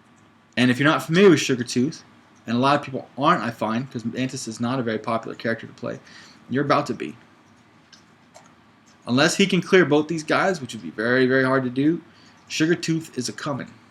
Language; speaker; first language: English; native; English